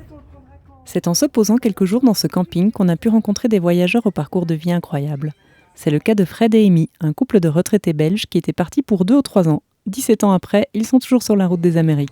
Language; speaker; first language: French; native; French